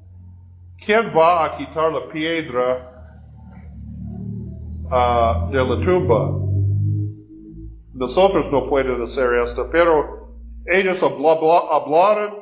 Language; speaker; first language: Spanish; non-native, learner; English